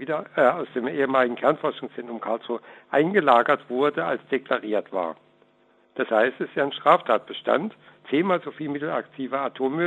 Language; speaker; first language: German; native; German